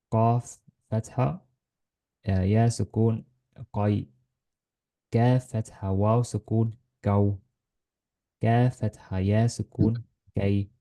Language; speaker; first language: Arabic; non-native, fluent; Estonian